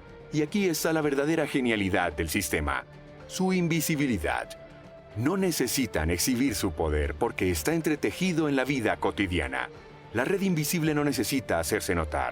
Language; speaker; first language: Spanish; native; Spanish